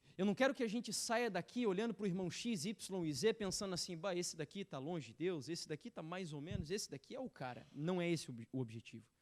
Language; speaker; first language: Portuguese; native; Portuguese